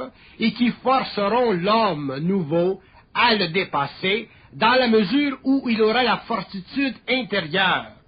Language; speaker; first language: French; native; French